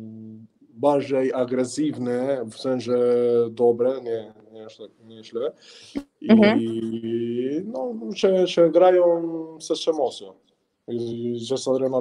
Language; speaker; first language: Polish; non-native, learner; Spanish